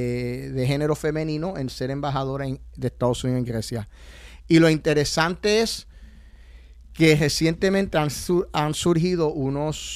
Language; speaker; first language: Spanish; native; Spanish